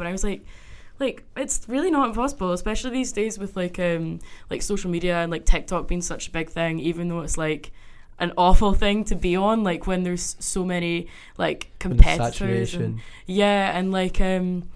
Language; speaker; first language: English; native; English